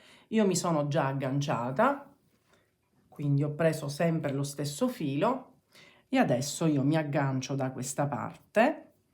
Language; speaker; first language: Italian; native; Italian